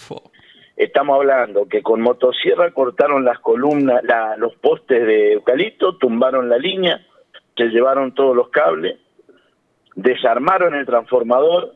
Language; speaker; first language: Spanish; native; Spanish